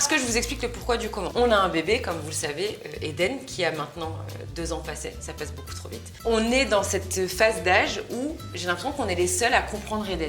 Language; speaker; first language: French; native; French